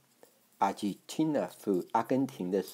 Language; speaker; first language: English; non-native, fluent; Chinese